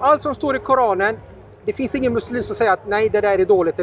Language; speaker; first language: Swedish; native; Swedish